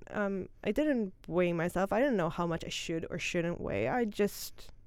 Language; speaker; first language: English; non-native, fluent; Swedish